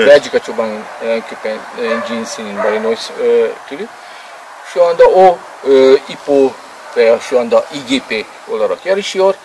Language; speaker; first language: Turkish; non-native, fluent; Hungarian